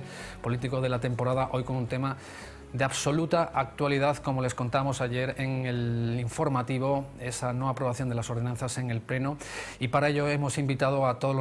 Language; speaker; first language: Spanish; native; Spanish